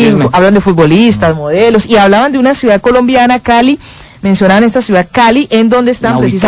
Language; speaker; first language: Spanish; native; Spanish